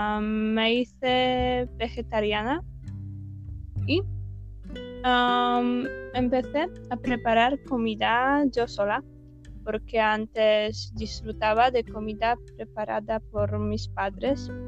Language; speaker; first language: Spanish; non-native, fluent; Polish